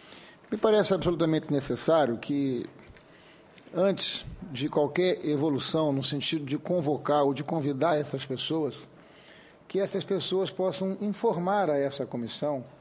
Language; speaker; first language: Portuguese; native; Portuguese